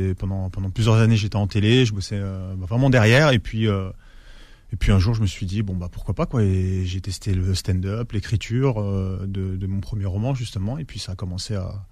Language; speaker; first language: French; native; French